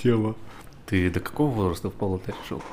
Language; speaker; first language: Russian; native; Russian